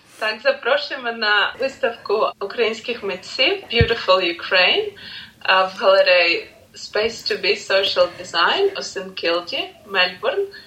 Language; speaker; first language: Ukrainian; native; Ukrainian